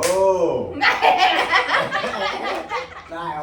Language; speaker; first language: English; non-native, learner; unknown